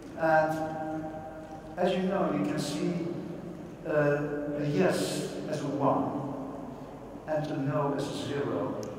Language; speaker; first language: English; non-native, fluent; Dutch